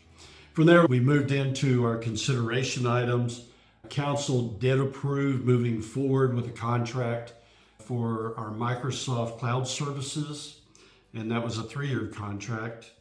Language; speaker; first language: English; native; English